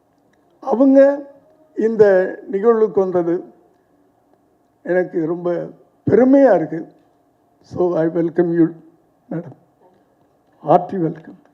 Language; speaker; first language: Tamil; native; Tamil